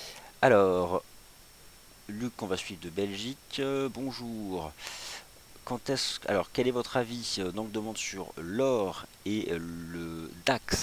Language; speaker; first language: French; native; French